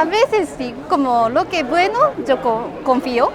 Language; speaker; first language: Spanish; non-native, fluent; Japanese